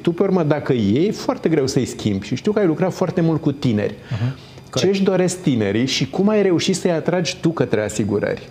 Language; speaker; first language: Romanian; native; Romanian